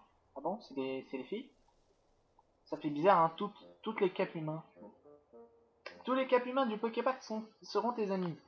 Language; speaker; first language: French; native; French